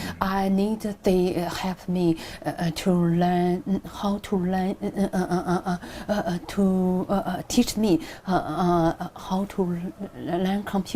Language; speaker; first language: English; non-native, learner; Chinese